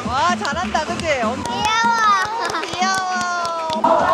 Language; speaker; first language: Korean; native; Korean